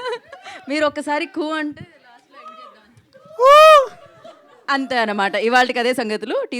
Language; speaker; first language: Telugu; native; Telugu